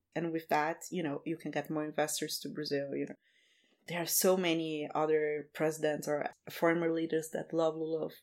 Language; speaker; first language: English; non-native, fluent; Portuguese